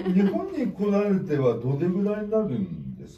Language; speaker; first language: Japanese; native; Japanese